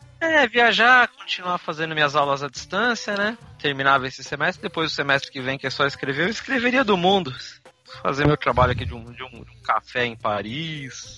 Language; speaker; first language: Portuguese; native; Portuguese